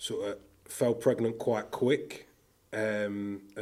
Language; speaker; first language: English; native; English